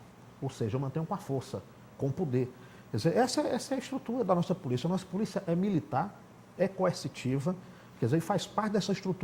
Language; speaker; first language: Portuguese; native; Portuguese